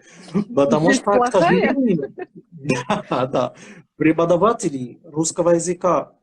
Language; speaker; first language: Russian; non-native, fluent; Arabic